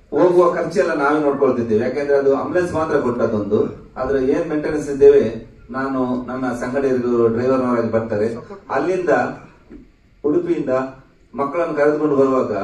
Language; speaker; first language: Kannada; non-native, local second language; Tulu